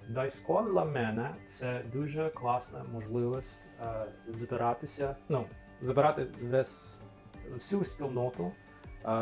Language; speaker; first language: Ukrainian; non-native, fluent; English